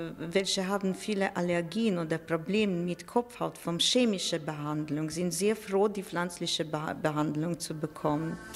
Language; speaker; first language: German; non-native, fluent; Latvian